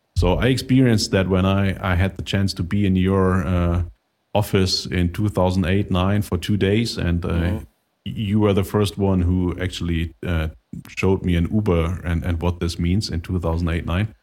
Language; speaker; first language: English; non-native, fluent; German